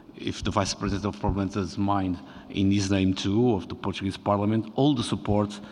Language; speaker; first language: English; non-native, fluent; Portuguese